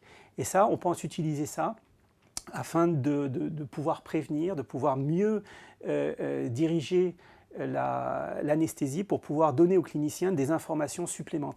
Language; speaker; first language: French; native; French